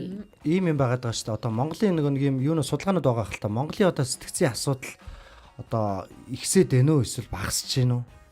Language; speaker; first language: Mongolian; native; Mongolian